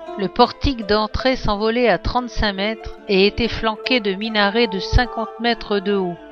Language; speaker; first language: French; native; French